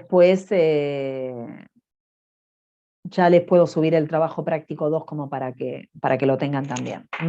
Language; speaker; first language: Spanish; native; Spanish